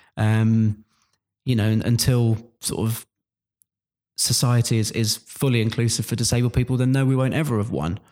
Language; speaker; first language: English; native; English